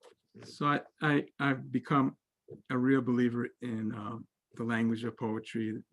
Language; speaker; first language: English; native; English